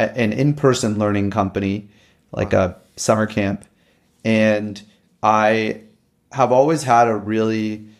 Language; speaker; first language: English; native; English